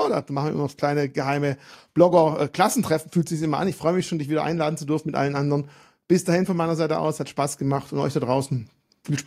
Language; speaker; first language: German; native; German